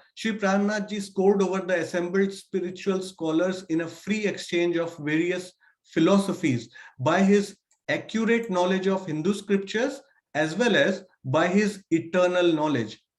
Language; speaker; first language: English; non-native, local second language; Hindi